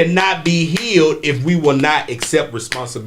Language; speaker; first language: English; native; English